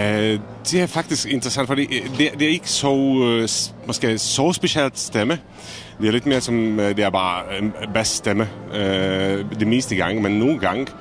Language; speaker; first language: Danish; non-native, fluent; Czech